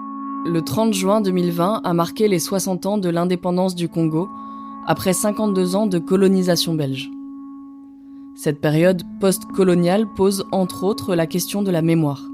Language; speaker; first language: French; native; French